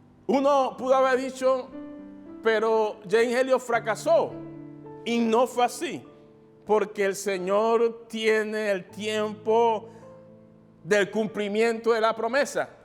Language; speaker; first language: Spanish; native; Spanish